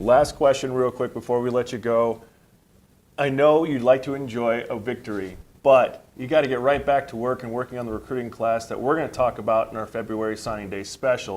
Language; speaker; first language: English; native; English